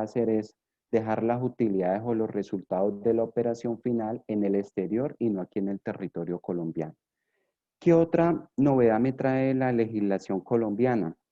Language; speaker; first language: Spanish; native; Spanish